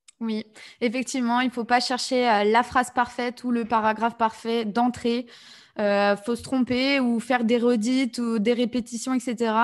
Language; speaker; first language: French; native; French